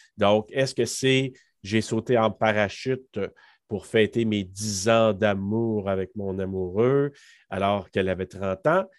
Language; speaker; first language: French; native; French